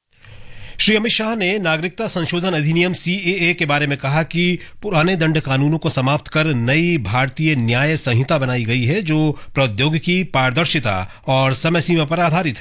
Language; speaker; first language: Hindi; native; Hindi